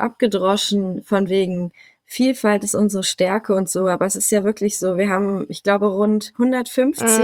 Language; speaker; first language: German; native; German